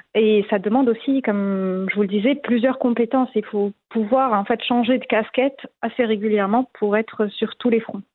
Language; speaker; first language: French; non-native, local second language; Arabic